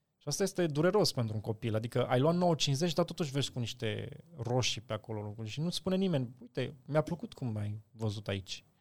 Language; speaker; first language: Romanian; native; Romanian